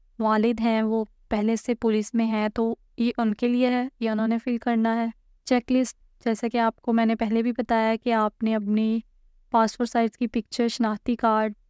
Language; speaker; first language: Urdu; native; Urdu